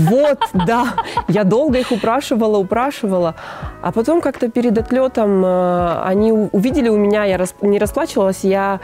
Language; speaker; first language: Russian; native; Russian